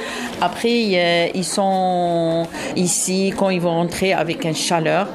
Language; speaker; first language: French; non-native, fluent; Arabic